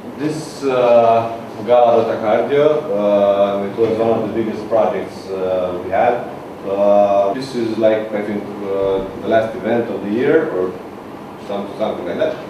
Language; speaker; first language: English; non-native, learner; Romanian